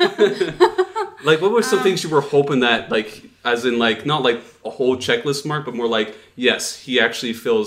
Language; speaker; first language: English; non-native, fluent; Dutch